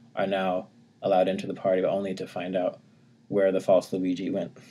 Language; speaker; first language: English; native; English